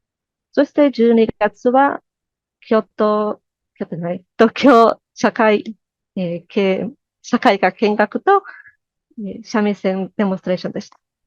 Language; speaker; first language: Japanese; non-native, learner; Spanish